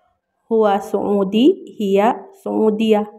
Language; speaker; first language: Arabic; non-native, fluent; Indonesian